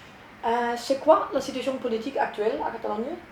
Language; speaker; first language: French; non-native, learner; Danish